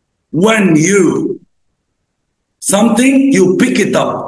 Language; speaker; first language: English; non-native, fluent; Arabic